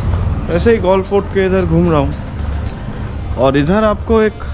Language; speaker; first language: Hindi; non-native, local second language; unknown